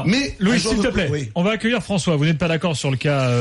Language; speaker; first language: French; native; French